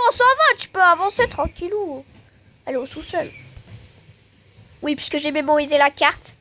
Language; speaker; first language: French; native; French